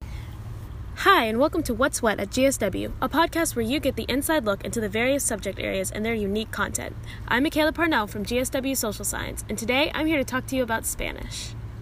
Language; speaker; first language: English; native; English